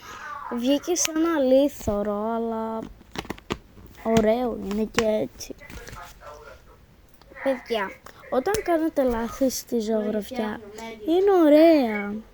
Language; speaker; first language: Greek; native; Greek